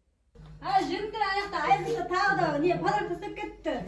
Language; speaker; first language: Kazakh; native; Kazakh